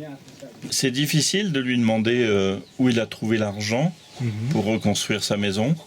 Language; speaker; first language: French; native; French